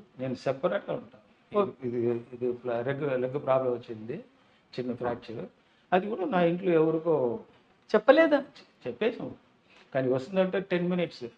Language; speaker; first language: Telugu; non-native, learner; Tamil